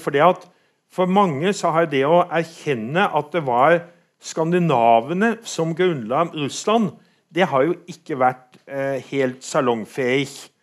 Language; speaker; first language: Norwegian; native; Norwegian